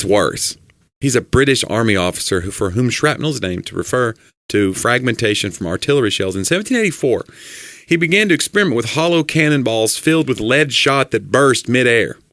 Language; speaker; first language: English; native; English